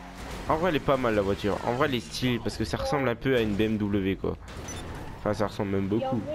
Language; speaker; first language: French; native; French